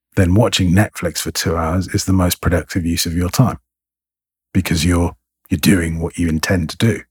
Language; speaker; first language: English; native; English